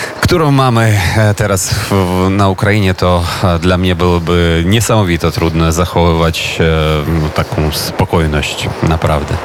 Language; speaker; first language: Polish; non-native, fluent; Ukrainian